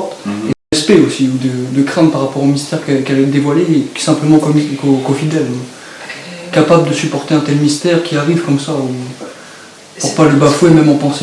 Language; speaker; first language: French; native; French